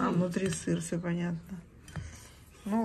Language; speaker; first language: Russian; native; Russian